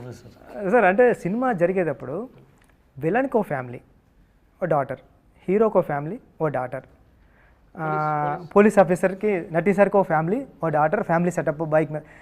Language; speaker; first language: Telugu; native; Telugu